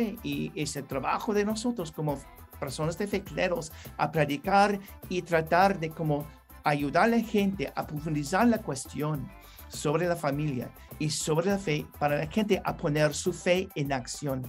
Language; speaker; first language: Spanish; non-native, learner; English